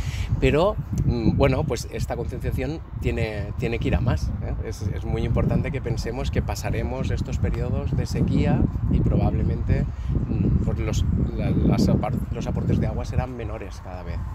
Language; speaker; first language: Spanish; native; Spanish